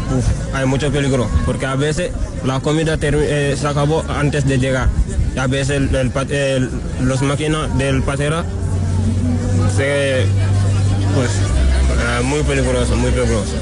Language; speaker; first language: Spanish; non-native, learner; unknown